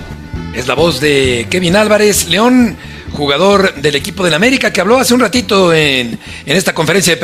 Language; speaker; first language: Spanish; native; Spanish